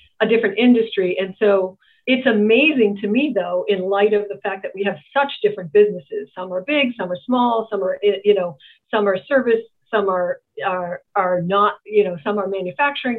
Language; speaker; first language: English; native; English